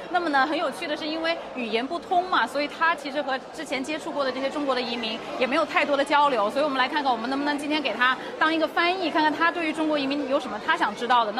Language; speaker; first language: Chinese; native; Chinese